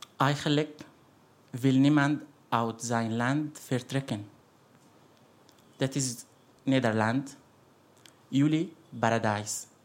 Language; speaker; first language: Dutch; non-native, fluent; Arabic